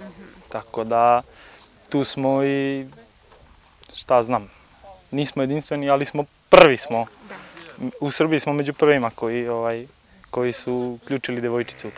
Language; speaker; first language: Serbian; native; Serbian